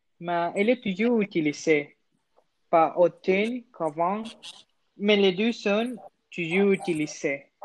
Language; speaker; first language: French; non-native, learner; Spanish